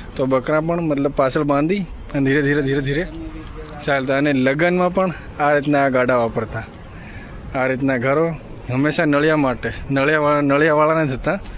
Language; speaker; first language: Gujarati; non-native, local second language; Bhili